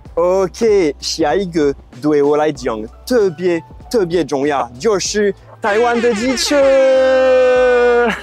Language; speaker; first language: Chinese; non-native, fluent; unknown